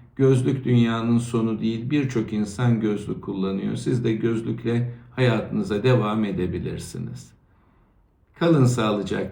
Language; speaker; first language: Turkish; native; Turkish